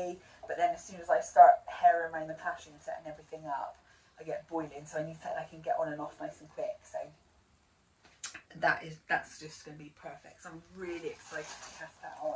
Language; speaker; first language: English; native; English